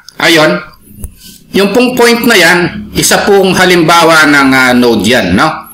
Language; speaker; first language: Filipino; native; Filipino